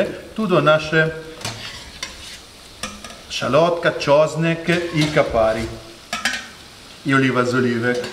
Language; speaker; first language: Polish; non-native, learner; Italian